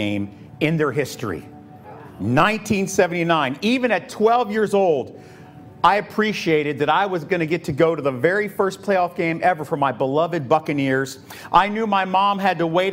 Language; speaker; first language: English; native; English